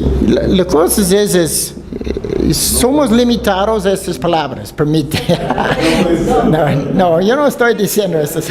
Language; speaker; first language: Spanish; non-native, fluent; Dutch